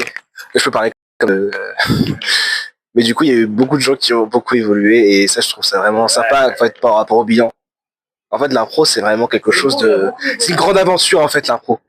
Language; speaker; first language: French; native; French